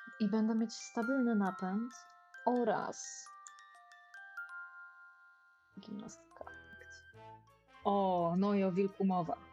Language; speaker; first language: Polish; native; Polish